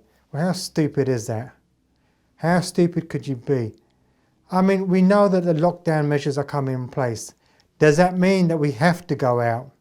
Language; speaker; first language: English; native; English